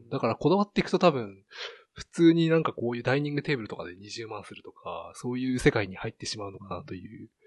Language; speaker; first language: Japanese; native; Japanese